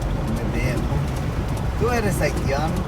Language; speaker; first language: Spanish; non-native, learner; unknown